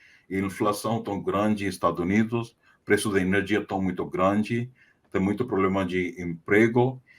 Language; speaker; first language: Portuguese; non-native, fluent; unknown